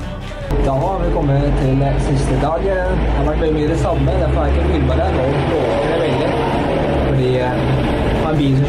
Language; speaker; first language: Norwegian; native; Norwegian